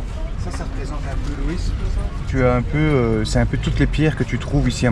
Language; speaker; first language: French; non-native, local second language; Malagasy